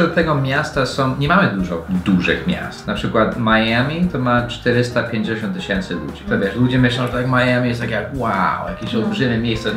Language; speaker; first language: Polish; non-native, fluent; English